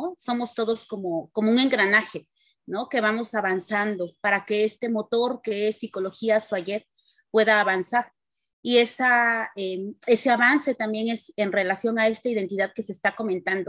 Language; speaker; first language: Spanish; native; Spanish